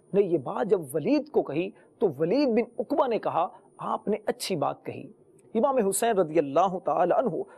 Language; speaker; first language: Urdu; native; Urdu